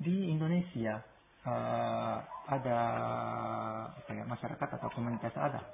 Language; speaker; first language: Indonesian; non-native, fluent; Japanese